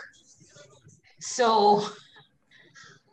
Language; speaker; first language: English; native; English